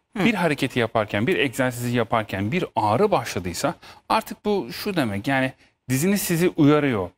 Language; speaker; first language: Turkish; native; Turkish